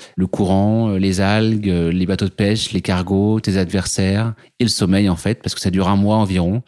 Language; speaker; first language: French; native; French